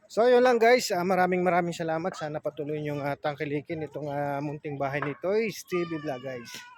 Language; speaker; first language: Filipino; native; Filipino